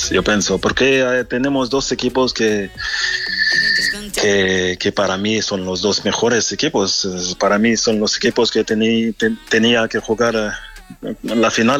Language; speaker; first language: Spanish; non-native, fluent; French